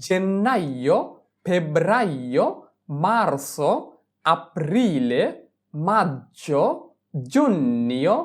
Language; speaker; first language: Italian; non-native, fluent; Bangla